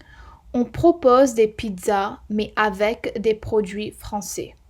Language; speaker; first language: French; non-native, fluent; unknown